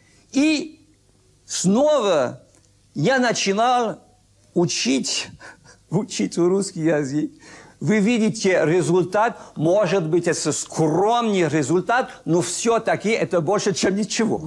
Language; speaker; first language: Russian; early bilingual, heritage; French